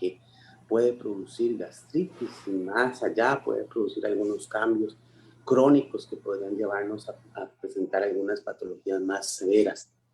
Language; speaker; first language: Spanish; native; Spanish